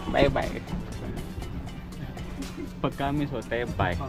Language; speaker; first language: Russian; non-native, learner; Hindi